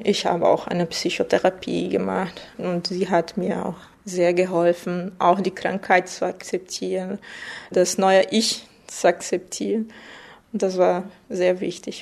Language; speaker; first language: German; non-native, fluent; Portuguese